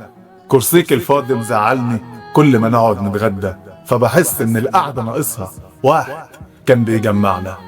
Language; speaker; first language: Arabic; native; Arabic